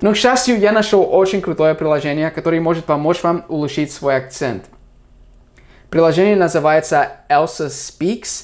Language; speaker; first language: Russian; non-native, fluent; English